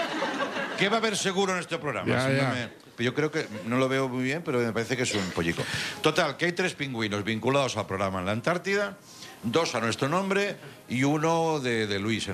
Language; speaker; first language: Spanish; native; Spanish